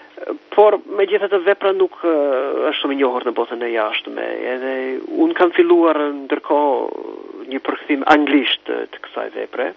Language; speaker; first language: Albanian; non-native, fluent; English